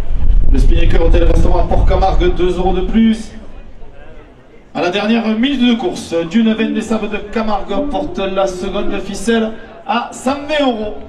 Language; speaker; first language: French; native; French